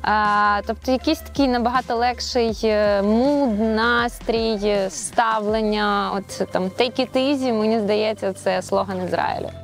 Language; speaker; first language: Ukrainian; native; Ukrainian